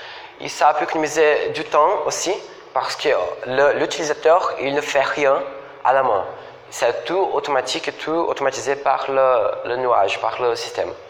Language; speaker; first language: French; non-native, fluent; Portuguese